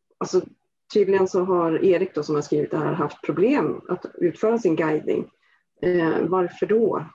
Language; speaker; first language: Swedish; native; Swedish